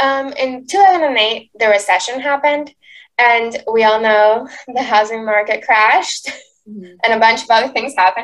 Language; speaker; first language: English; early bilingual, other home language; Spanish